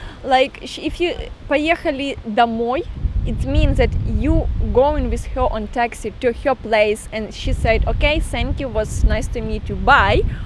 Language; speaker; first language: English; non-native, fluent; Russian